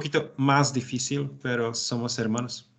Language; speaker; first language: Spanish; non-native, learner; Czech